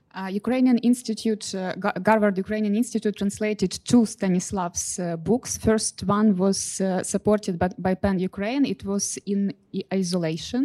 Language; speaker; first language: English; non-native, fluent; Ukrainian